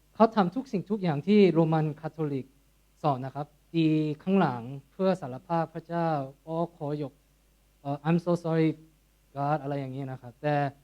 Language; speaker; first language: Thai; non-native, fluent; Korean